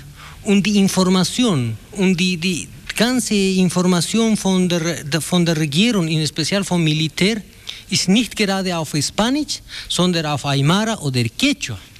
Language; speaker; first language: German; non-native, learner; Spanish